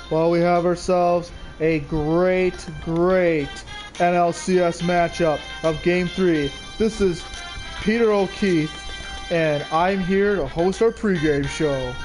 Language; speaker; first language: English; native; English